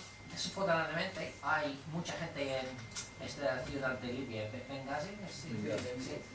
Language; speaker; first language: Spanish; non-native, fluent; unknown